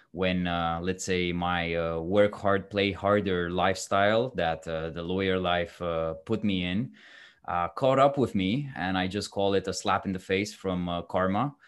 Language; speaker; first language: English; non-native, fluent; Romanian